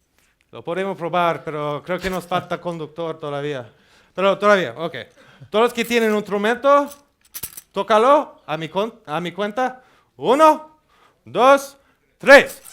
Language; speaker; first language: Spanish; non-native, fluent; English